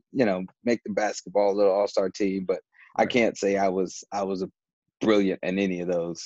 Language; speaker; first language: English; native; English